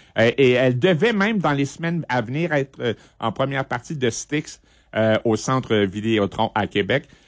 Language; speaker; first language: French; native; French